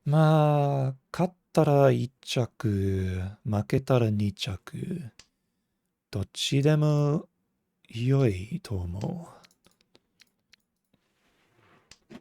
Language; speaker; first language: Japanese; non-native, fluent; English